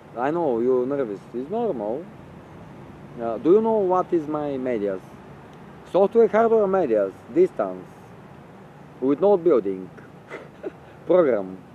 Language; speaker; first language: English; non-native, learner; Bulgarian